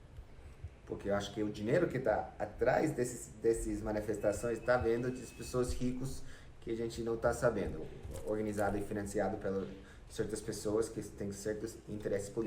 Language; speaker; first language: Portuguese; non-native, fluent; English